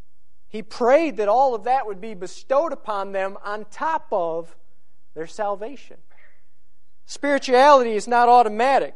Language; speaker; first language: English; native; English